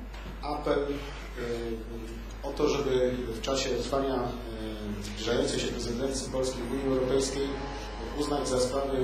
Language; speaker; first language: Polish; native; Polish